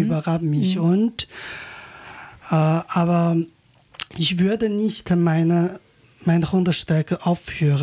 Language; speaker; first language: German; non-native, learner; Chinese